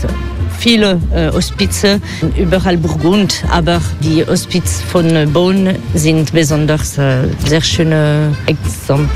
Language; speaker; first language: German; non-native, fluent; French